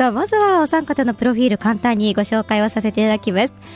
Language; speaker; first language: Japanese; native; Japanese